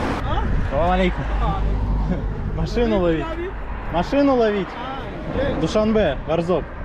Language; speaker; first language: Russian; native; Russian